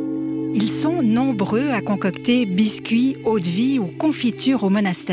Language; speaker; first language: French; native; French